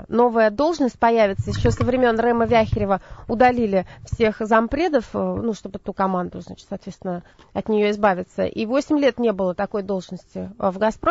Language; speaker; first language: Russian; native; Russian